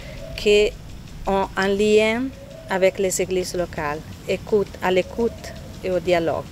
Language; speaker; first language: French; non-native, fluent; Italian